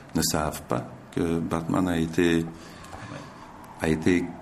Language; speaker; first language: French; native; French